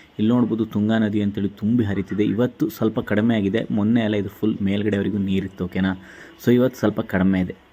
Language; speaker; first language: Kannada; native; Kannada